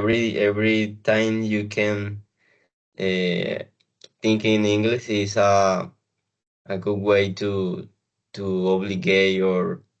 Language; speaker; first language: English; non-native, learner; Spanish